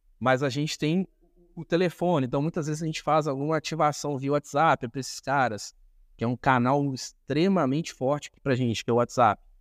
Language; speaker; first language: Portuguese; native; Portuguese